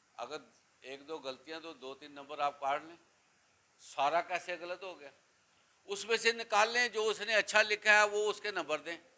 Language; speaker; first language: Urdu; non-native, local second language; Punjabi